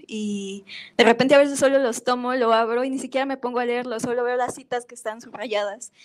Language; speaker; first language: Spanish; native; Spanish